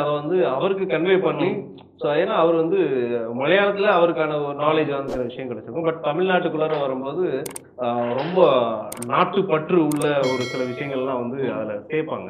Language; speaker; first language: Tamil; native; Tamil